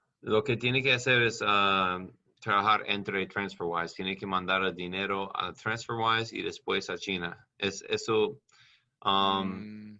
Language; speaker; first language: Spanish; non-native, learner; English